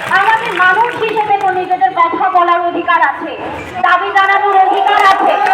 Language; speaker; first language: Bangla; non-native, local second language; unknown